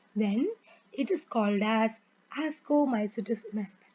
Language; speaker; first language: English; non-native, local second language; Kannada